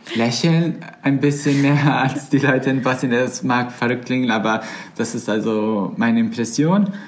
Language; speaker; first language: German; non-native, fluent; Croatian